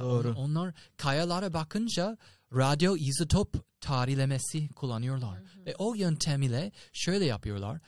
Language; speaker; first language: Turkish; non-native, fluent; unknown